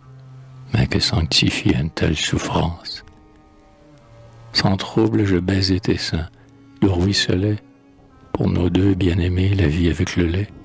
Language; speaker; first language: French; native; French